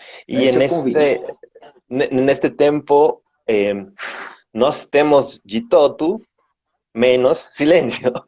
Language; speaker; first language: Portuguese; non-native, learner; Spanish